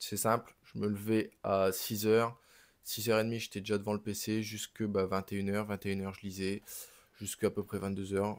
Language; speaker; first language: French; native; French